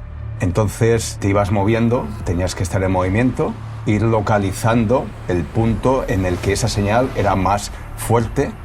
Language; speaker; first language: Spanish; native; Spanish